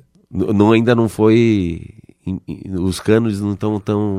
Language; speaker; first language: Portuguese; native; Portuguese